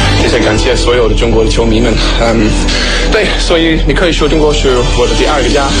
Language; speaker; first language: Chinese; non-native, fluent; Danish